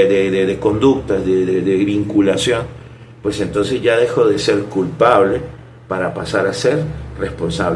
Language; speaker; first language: Spanish; native; Spanish